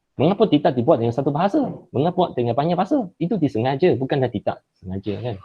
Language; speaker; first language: Malay; non-native, local second language; Chinese